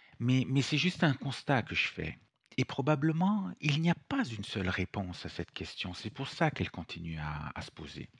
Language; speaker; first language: French; non-native, fluent; Italian